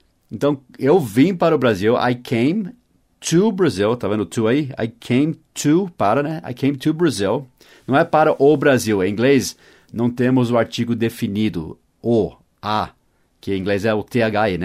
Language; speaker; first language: Portuguese; non-native, fluent; English